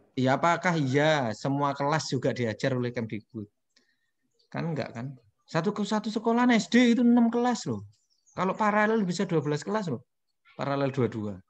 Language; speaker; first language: Indonesian; non-native, local second language; Javanese